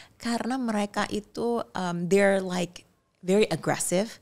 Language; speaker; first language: English; non-native, fluent; Indonesian